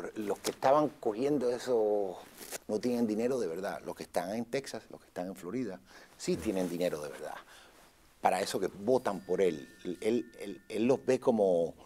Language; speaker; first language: Spanish; native; Spanish